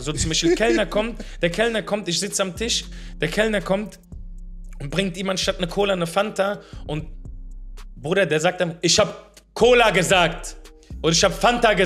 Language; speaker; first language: German; native; German